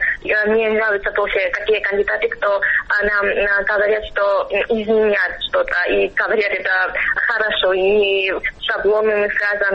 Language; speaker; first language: Russian; non-native, fluent; Georgian